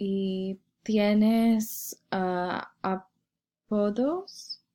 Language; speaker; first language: Spanish; non-native, learner; English